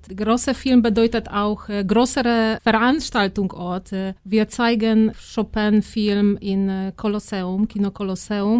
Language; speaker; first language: German; non-native, fluent; Polish